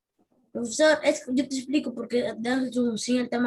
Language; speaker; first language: Spanish; native; Spanish